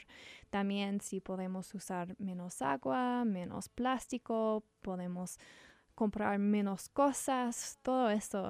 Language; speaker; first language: Spanish; non-native, learner; English